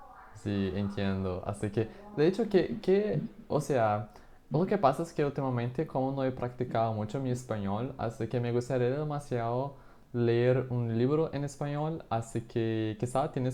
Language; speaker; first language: Spanish; non-native, fluent; Portuguese